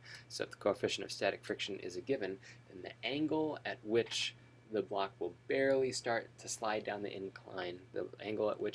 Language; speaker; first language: English; native; English